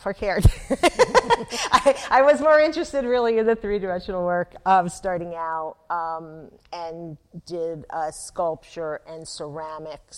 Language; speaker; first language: English; native; English